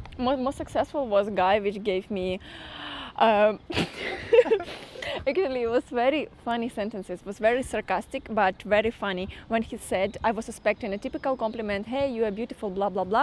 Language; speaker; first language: English; non-native, fluent; Russian